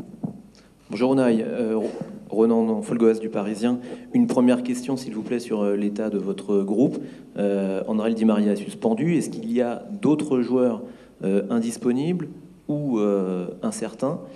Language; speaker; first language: French; native; French